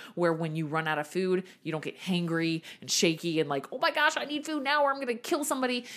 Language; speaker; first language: English; native; English